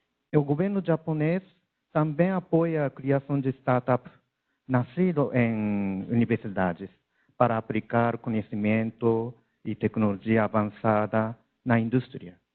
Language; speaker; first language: Portuguese; non-native, learner; Japanese